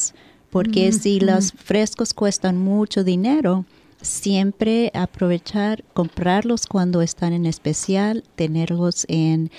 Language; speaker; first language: Spanish; early bilingual, heritage; Spanish